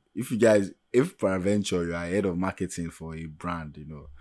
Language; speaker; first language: English; non-native, local second language; Yoruba